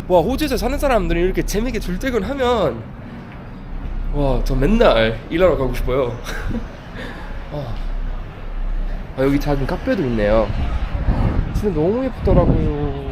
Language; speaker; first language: Korean; native; Korean